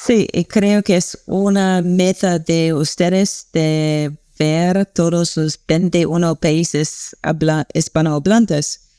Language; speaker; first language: Spanish; non-native, learner; English